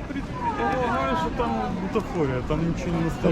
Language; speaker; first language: Russian; native; Russian